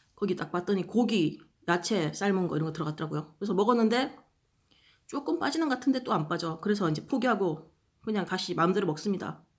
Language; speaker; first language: Korean; native; Korean